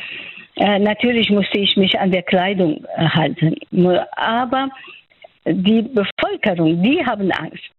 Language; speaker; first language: German; non-native, fluent; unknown